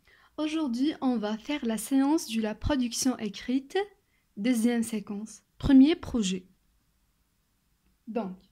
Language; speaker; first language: French; non-native, local second language; Arabic